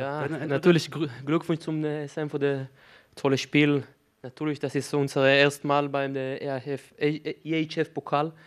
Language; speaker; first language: German; non-native, learner; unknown